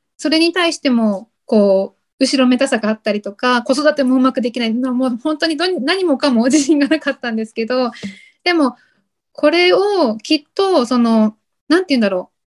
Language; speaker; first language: Japanese; native; Japanese